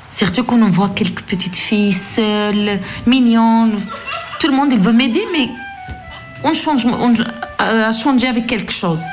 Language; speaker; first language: French; non-native, local second language; Arabic